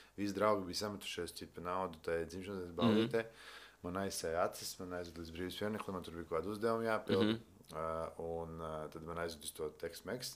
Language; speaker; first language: Latvian; native; Latvian